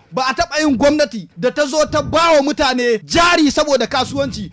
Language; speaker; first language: Hausa; native; Hausa